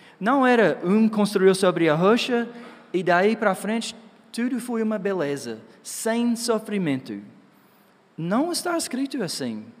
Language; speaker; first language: Portuguese; non-native, fluent; English